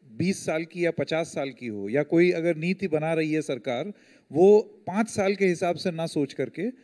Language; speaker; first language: Hindi; native; Hindi